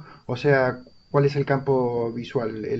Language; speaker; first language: Spanish; native; Spanish